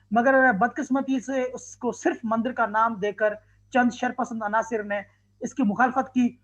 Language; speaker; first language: Urdu; non-native, local second language; Sindhi